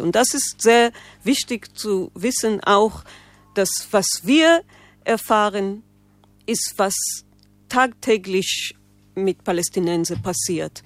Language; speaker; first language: German; non-native, learner; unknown